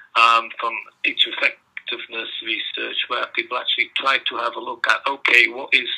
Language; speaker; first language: English; non-native, fluent; Dutch